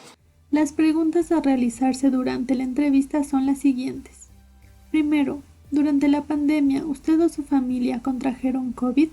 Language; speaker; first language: Spanish; native; Spanish